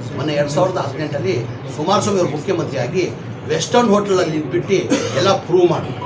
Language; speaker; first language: Kannada; non-native, local second language; Urdu